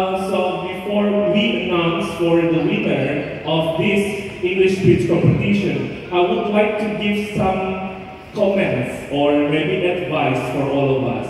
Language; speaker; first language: English; non-native, fluent; Indonesian